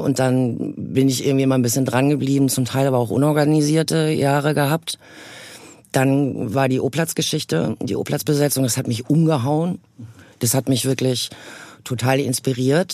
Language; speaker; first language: German; native; German